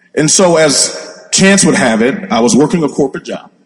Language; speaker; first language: English; native; English